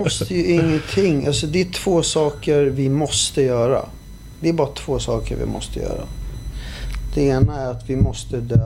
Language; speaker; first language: Swedish; early bilingual, other home language; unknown